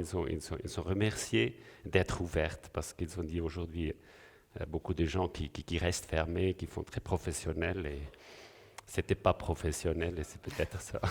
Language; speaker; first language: French; non-native, local second language; German